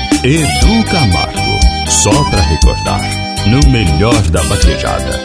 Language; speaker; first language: Portuguese; native; Portuguese